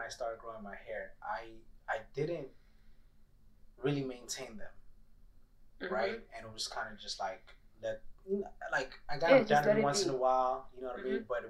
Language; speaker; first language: English; early bilingual, other home language; Tigrinya